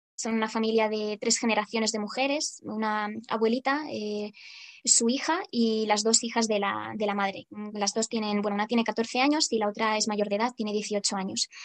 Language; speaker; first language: Spanish; non-native, fluent; Ukrainian